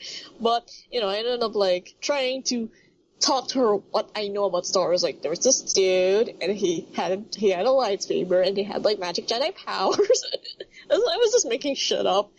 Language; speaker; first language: English; non-native, local second language; Filipino